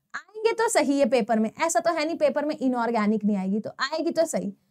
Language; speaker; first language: Hindi; non-native, local second language; Gujarati